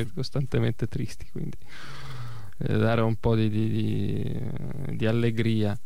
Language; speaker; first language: Italian; early bilingual, other home language; Russian